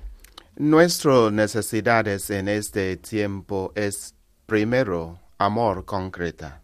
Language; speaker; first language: Spanish; non-native, learner; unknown